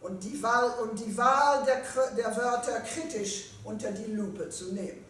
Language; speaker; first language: German; non-native, fluent; French